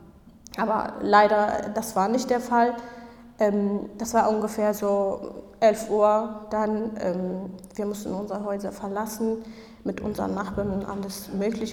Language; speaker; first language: German; non-native, fluent; Kurdish